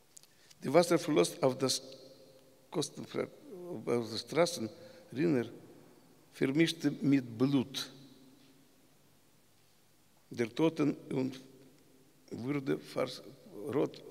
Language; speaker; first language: German; non-native, learner; Russian